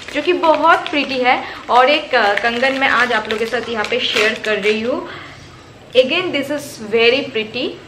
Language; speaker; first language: Hindi; non-native, local second language; Bangla